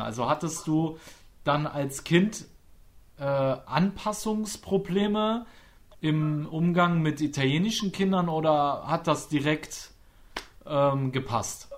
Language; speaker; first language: German; native; German